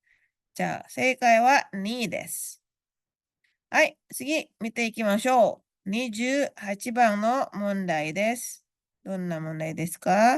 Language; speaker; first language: Japanese; non-native, fluent; Indonesian